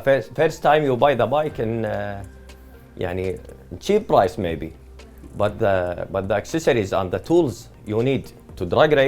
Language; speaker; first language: English; non-native, learner; Arabic